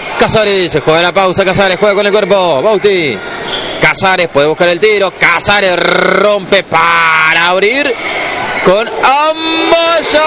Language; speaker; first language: Spanish; native; Spanish